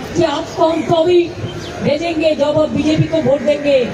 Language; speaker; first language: Hindi; non-native, local second language; Bangla